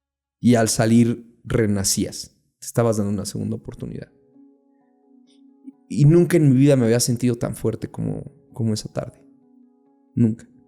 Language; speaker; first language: Spanish; native; Spanish